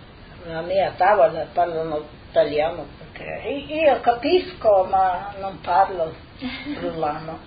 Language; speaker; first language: Italian; non-native, fluent; Slovenian